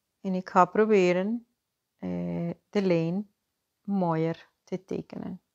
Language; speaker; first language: Dutch; non-native, fluent; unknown